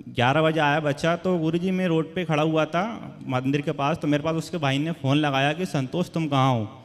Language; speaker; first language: Hindi; native; Hindi